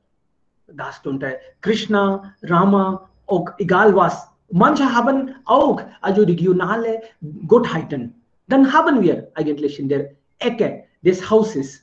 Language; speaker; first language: German; non-native, fluent; Hindi